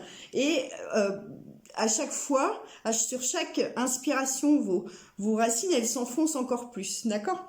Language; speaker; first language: French; native; French